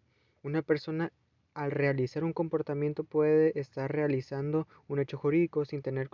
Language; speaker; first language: Spanish; native; Spanish